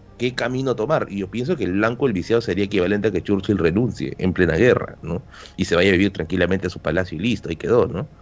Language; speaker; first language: Spanish; native; Spanish